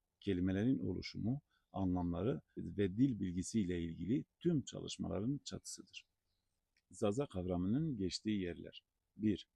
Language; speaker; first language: Turkish; non-native, local second language; Zaza